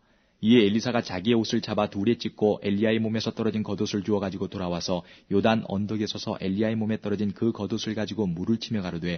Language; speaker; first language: Korean; native; Korean